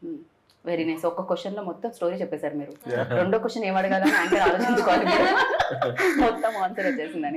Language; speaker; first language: Telugu; native; Telugu